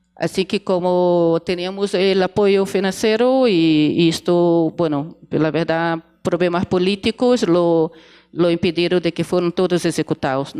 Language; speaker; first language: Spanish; non-native, fluent; Portuguese